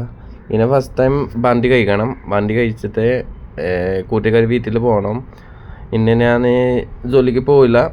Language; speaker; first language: Malayalam; non-native, local second language; Assamese